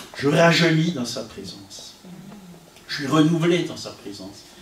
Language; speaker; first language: French; non-native, fluent; Italian